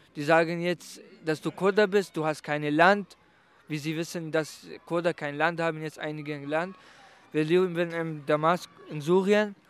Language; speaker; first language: German; non-native, learner; Kurdish